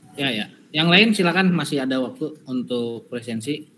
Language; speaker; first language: Indonesian; native; Indonesian